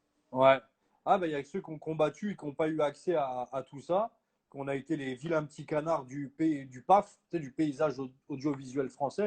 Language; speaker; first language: French; native; French